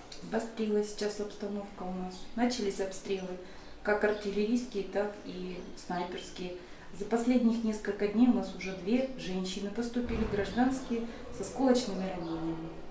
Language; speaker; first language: Russian; native; Russian